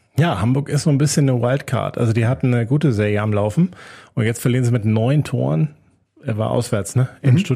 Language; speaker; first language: German; native; German